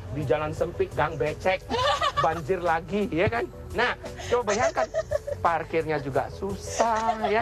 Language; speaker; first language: Indonesian; native; Indonesian